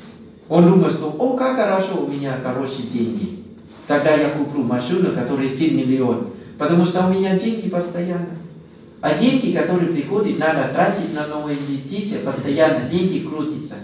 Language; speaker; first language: Russian; non-native, learner; Thai